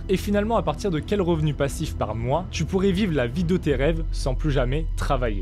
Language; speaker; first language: French; native; French